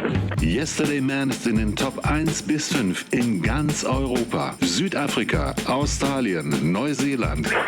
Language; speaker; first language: German; native; German